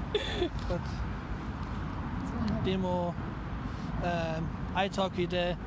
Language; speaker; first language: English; non-native, fluent; German